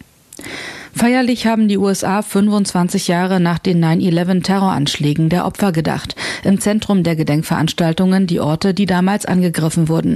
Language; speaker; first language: German; native; German